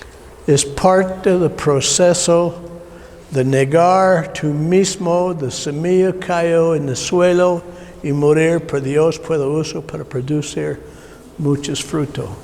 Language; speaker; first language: Spanish; non-native, learner; English